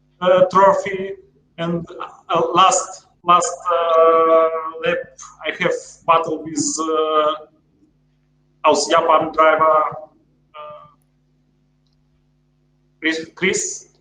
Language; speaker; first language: English; non-native, learner; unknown